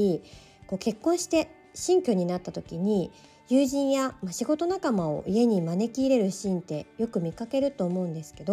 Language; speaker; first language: Japanese; native; Japanese